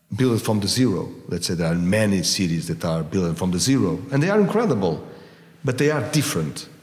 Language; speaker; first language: English; non-native, fluent; Portuguese